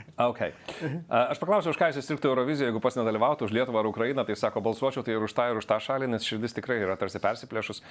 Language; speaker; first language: Lithuanian; native; Lithuanian